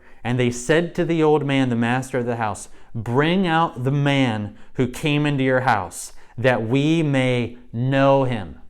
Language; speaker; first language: English; native; English